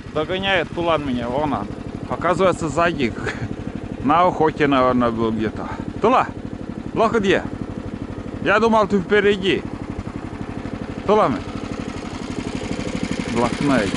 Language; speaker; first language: Russian; native; Russian